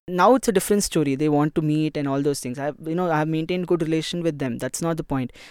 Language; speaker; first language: English; non-native, local second language; Kannada